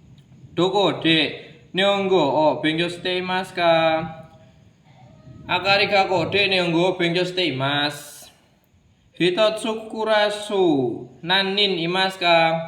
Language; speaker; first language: Japanese; non-native, learner; Indonesian